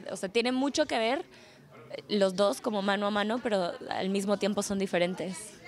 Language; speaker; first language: Spanish; early bilingual, heritage; Spanish